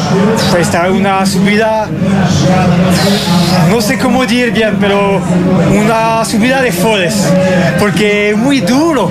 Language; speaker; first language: Spanish; non-native, learner; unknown